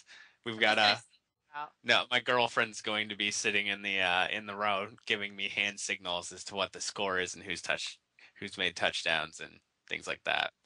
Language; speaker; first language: English; native; English